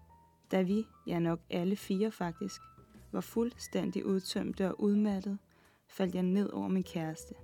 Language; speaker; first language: Danish; native; Danish